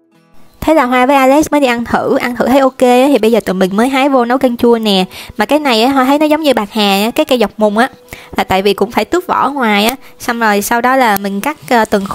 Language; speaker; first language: Vietnamese; native; Vietnamese